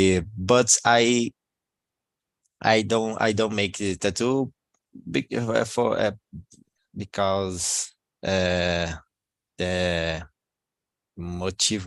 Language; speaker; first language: English; non-native, learner; Portuguese